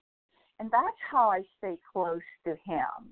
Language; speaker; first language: English; native; English